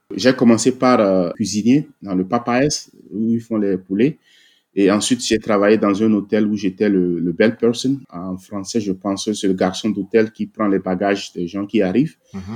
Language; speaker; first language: French; non-native, local second language; Ewe